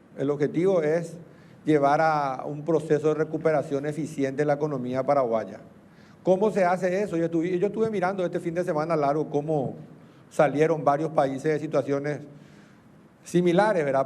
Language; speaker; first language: Spanish; native; Spanish